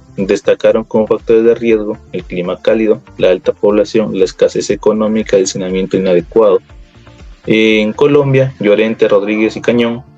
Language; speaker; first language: Spanish; native; Spanish